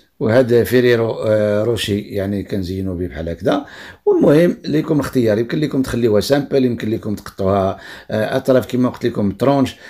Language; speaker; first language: Arabic; native; Arabic